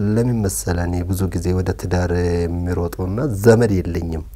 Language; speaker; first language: Amharic; early bilingual, other home language; Oromo